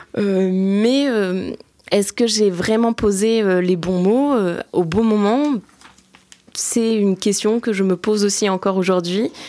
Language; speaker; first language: French; early bilingual, other home language; Turkish